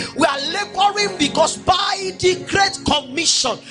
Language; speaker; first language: English; non-native, local second language; Yoruba